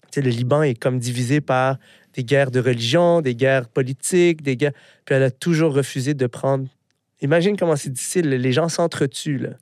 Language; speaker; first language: French; early bilingual, other home language; Arabic